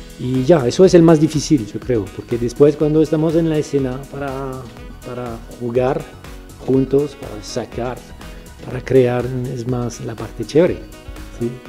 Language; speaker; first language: Spanish; non-native, fluent; French